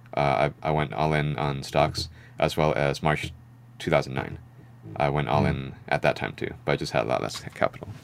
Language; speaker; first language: English; native; English